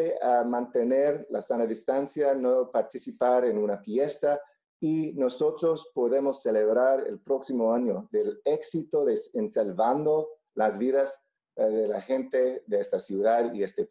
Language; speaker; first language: Spanish; non-native, local second language; English